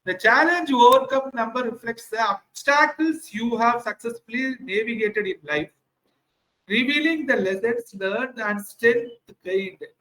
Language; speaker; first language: English; non-native, local second language; Tamil